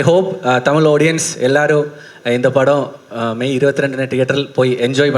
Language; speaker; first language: Tamil; non-native, learner; Malayalam